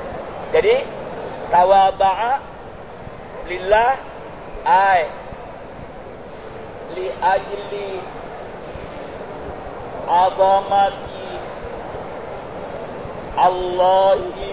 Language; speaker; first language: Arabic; non-native, fluent; Indonesian